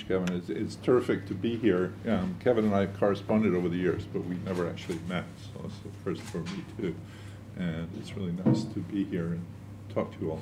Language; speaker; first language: English; native; English